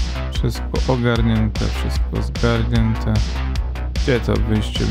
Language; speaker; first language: Polish; native; Polish